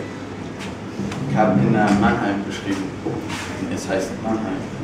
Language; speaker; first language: German; non-native, learner; English